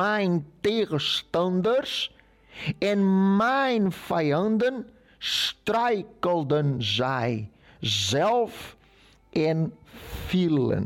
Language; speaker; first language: Dutch; non-native, fluent; Portuguese